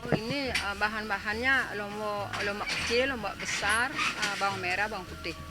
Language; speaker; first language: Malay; non-native, local second language; Balinese